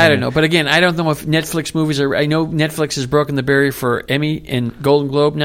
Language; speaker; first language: English; native; English